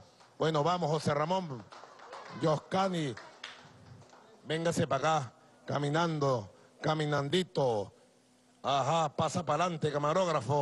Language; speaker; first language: Spanish; native; Spanish